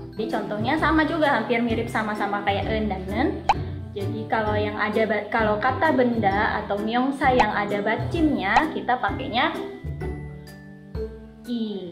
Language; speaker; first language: Indonesian; native; Indonesian